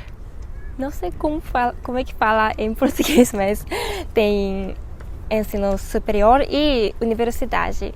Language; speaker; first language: Portuguese; non-native, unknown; Japanese